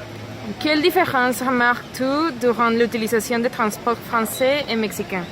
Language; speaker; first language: French; non-native, learner; Spanish